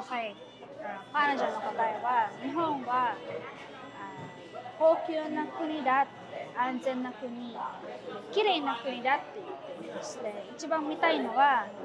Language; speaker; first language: Japanese; non-native, fluent; Filipino